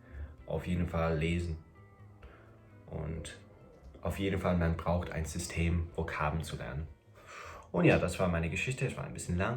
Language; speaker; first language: German; non-native, fluent; English